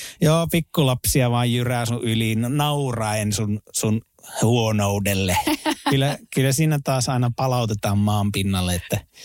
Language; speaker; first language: Finnish; native; Finnish